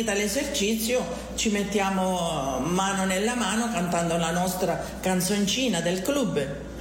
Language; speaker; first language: Italian; native; Italian